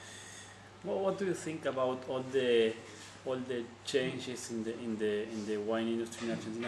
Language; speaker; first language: English; non-native, learner; Spanish